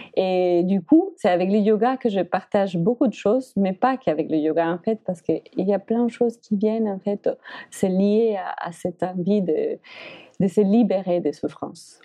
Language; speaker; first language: French; non-native, fluent; Spanish